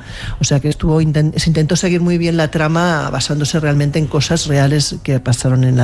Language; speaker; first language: Spanish; native; Spanish